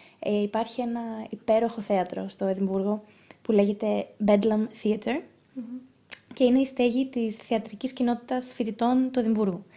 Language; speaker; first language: Greek; early bilingual, heritage; Greek